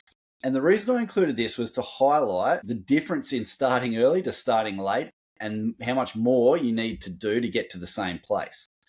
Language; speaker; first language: English; native; English